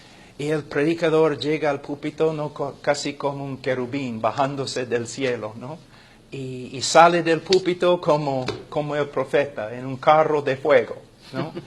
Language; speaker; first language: Spanish; non-native, fluent; English